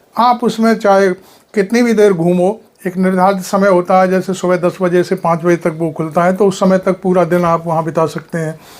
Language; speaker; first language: Hindi; native; Hindi